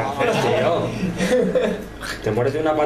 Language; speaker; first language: Spanish; native; Spanish